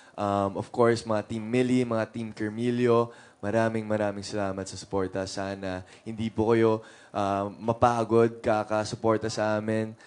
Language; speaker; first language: Filipino; native; Filipino